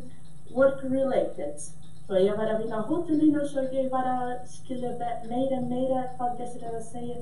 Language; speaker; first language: Icelandic; non-native, learner; Portuguese